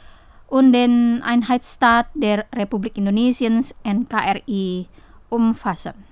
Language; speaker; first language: German; non-native, fluent; Indonesian